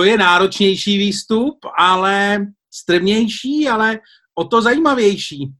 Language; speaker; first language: Czech; native; Czech